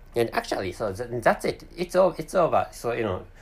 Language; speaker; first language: English; non-native, fluent; Japanese